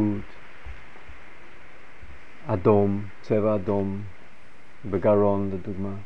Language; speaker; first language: Hebrew; non-native, fluent; English